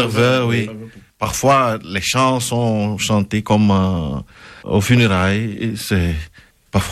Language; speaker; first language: French; non-native, local second language; Ewe